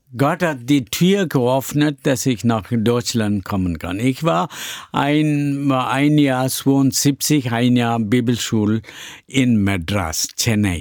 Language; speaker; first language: German; non-native, learner; Tamil